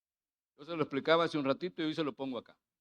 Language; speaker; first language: Spanish; native; Spanish